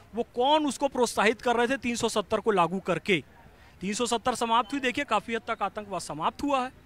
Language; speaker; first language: Hindi; native; Hindi